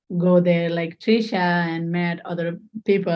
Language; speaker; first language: English; non-native, learner; Nepali